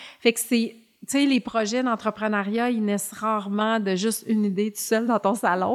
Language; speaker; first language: French; native; French